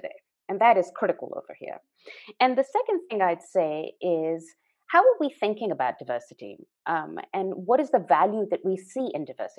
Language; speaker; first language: English; non-native, local second language; Urdu